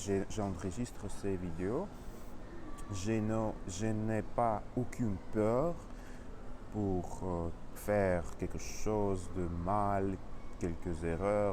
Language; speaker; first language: French; non-native, learner; Russian